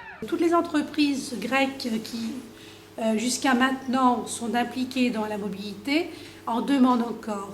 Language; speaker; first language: French; non-native, fluent; Greek